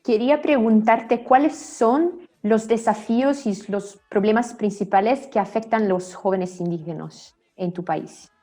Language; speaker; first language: Spanish; non-native, fluent; Italian